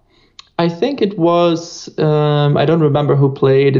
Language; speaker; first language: English; non-native, fluent; Dutch